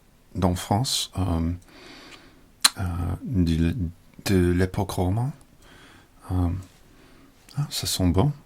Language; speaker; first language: French; non-native, learner; English